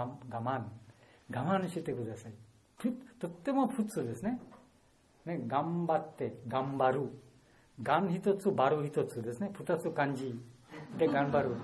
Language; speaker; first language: Japanese; non-native, learner; Bangla